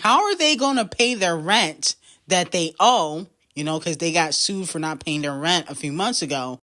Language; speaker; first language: English; native; English